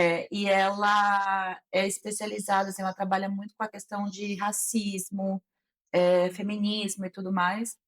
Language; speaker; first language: Portuguese; native; Portuguese